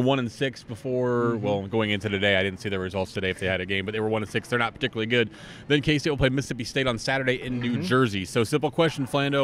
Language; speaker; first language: English; native; English